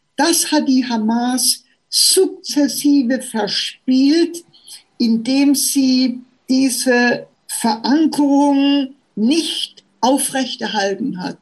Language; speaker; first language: German; native; German